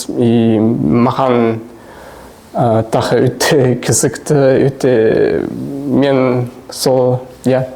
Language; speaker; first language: Kazakh; non-native, learner; Swiss German